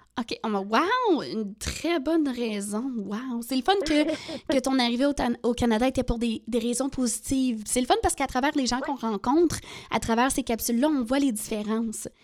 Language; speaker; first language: French; native; French